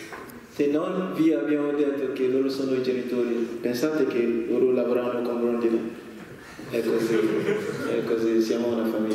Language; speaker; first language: Italian; non-native, learner; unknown